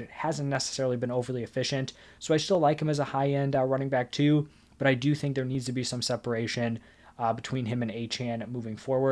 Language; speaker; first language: English; native; English